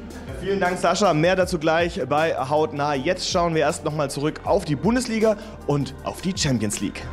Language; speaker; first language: German; native; German